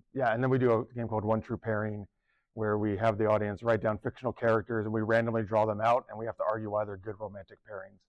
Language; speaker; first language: English; native; English